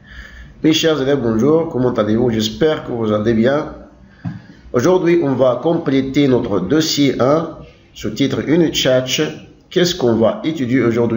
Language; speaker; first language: French; non-native, local second language; Arabic